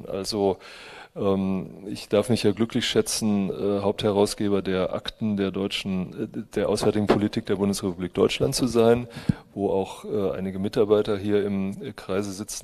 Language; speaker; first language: German; native; German